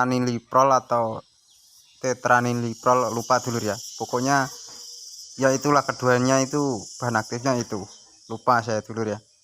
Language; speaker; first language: Indonesian; non-native, local second language; Javanese